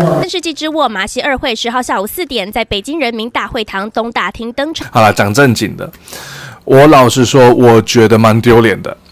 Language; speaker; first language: Chinese; early bilingual, heritage; Chinese